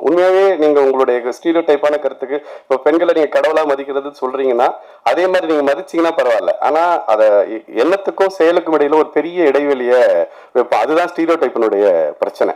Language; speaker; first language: Tamil; native; Tamil